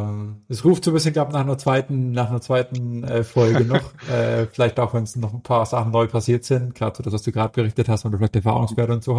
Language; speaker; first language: German; native; German